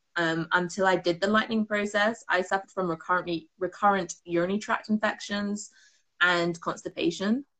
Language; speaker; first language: English; native; English